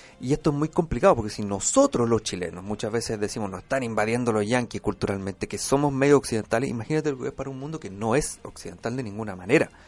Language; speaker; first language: Spanish; native; Spanish